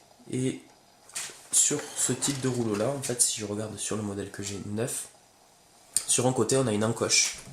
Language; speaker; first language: French; native; French